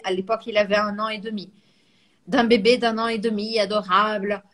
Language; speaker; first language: French; non-native, fluent; Portuguese